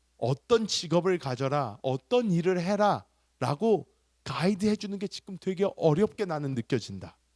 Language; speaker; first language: Korean; early bilingual, heritage; Korean